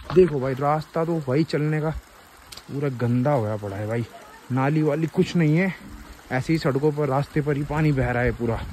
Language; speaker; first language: Hindi; native; Hindi